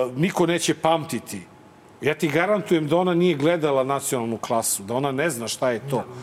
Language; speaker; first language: Serbian; native; Serbian